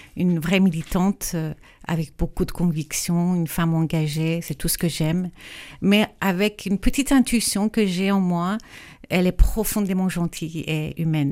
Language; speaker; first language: French; non-native, fluent; Persian